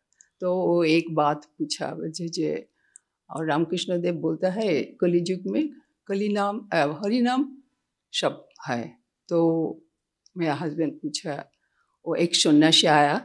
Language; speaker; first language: Hindi; non-native, local second language; Bangla